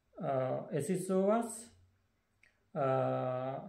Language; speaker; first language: German; non-native, fluent; Sinhala